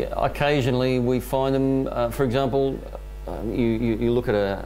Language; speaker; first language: English; native; English